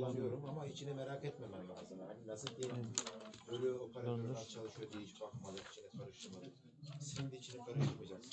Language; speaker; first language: Turkish; native; Turkish